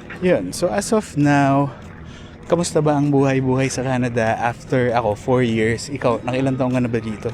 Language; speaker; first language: Filipino; native; Filipino